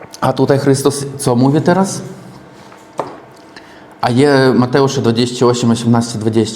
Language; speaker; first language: Polish; non-native, learner; Russian